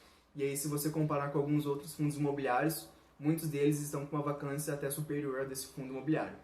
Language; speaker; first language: Portuguese; native; Portuguese